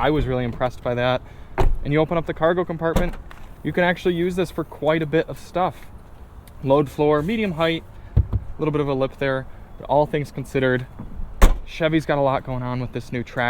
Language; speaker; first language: English; native; English